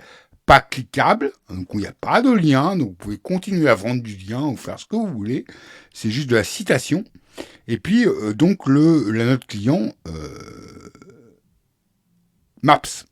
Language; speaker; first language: French; native; French